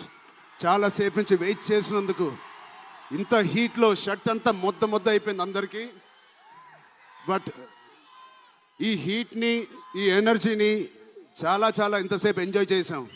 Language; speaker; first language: Telugu; native; Telugu